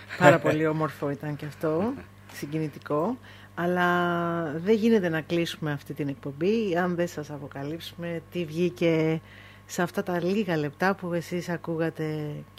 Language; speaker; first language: Greek; native; Greek